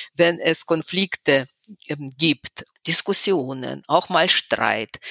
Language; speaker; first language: German; non-native, fluent; Russian